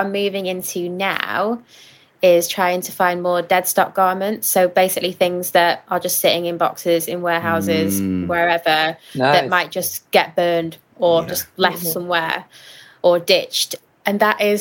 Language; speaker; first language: English; native; English